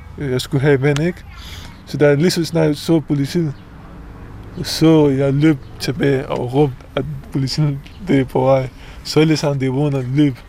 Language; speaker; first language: Danish; non-native, fluent; Pashto